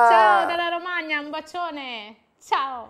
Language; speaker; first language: Italian; native; Italian